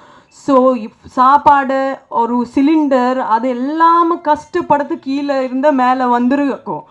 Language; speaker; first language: Tamil; non-native, local second language; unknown